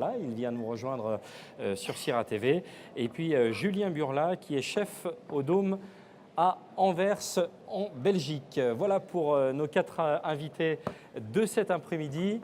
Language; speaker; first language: French; native; French